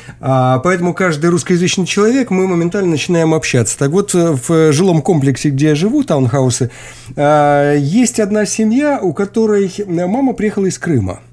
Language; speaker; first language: Russian; native; Russian